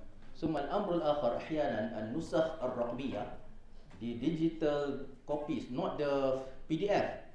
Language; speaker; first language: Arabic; non-native, fluent; Malay